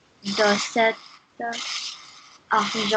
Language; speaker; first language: French; non-native, learner; English